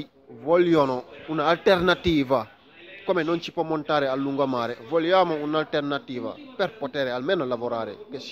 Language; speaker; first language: Italian; non-native, fluent; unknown